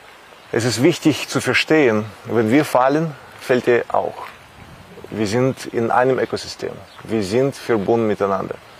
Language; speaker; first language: German; non-native, fluent; Russian